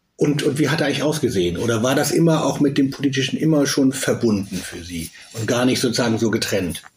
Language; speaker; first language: German; native; German